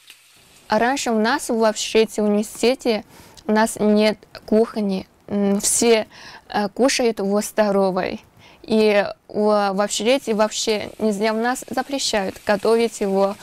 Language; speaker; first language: Russian; non-native, learner; Chinese